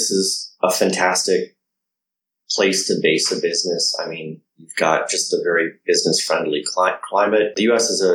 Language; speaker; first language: English; native; English